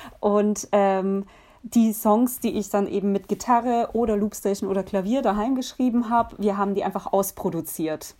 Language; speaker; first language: German; early bilingual, other home language; Polish